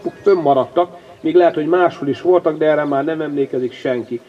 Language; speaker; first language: Hungarian; native; Hungarian